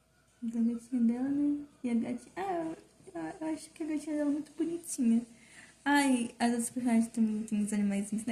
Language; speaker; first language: Portuguese; native; Portuguese